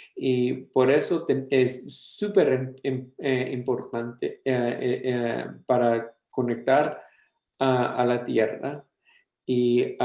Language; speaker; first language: Spanish; early bilingual, heritage; English